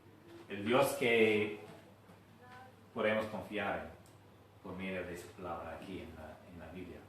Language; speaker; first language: Spanish; non-native, fluent; English